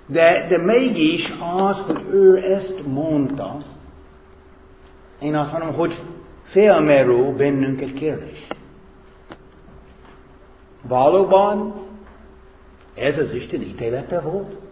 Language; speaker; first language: Hungarian; non-native, fluent; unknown